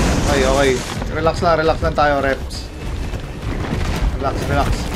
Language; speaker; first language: English; non-native, local second language; Filipino